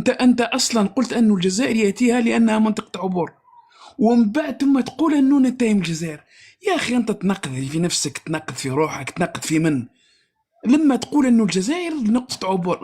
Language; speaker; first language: Arabic; native; Arabic